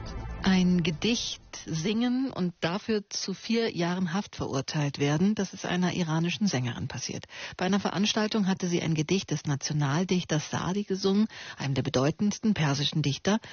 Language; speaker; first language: German; native; German